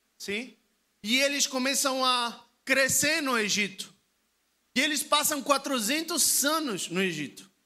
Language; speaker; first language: Portuguese; non-native, fluent; Spanish